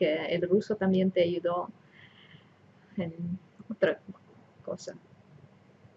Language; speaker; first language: Spanish; non-native, fluent; Russian